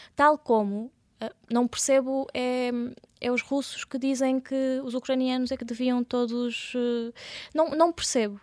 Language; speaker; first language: Portuguese; early bilingual, other home language; Russian